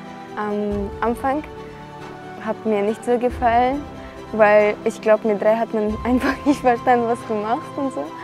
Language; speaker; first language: German; non-native, fluent; Russian